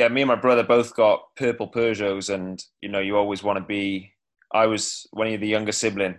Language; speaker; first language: English; native; English